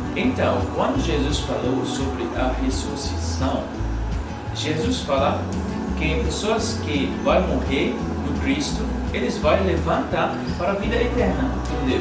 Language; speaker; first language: Portuguese; non-native, learner; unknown